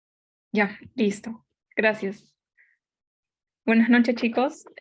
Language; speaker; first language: Spanish; native; Spanish